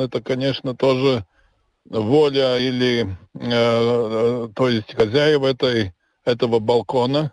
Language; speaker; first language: Russian; non-native, local second language; Latvian